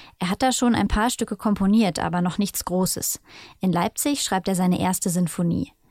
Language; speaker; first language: German; native; German